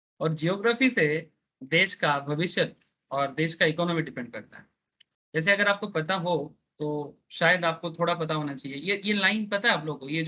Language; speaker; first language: Hindi; non-native, local second language; Bangla